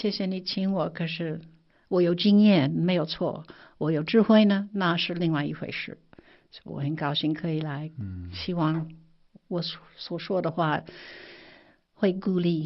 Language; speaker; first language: Chinese; non-native, fluent; English